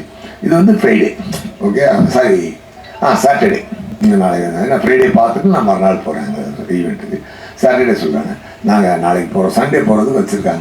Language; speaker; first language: Tamil; native; Tamil